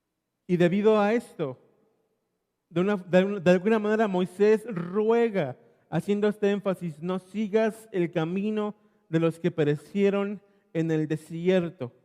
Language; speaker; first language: Spanish; native; Spanish